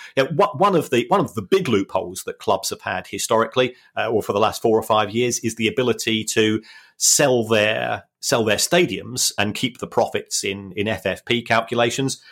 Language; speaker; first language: English; native; English